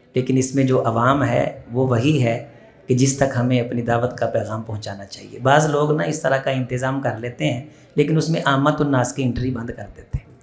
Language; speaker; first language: Urdu; native; Urdu